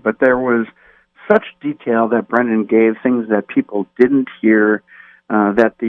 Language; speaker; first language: English; native; English